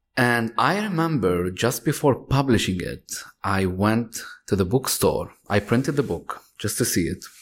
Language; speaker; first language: English; non-native, fluent; Arabic